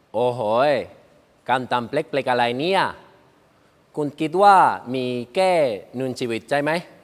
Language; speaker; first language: Thai; non-native, learner; Spanish